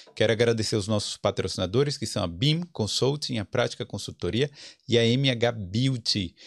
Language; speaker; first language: Portuguese; native; Portuguese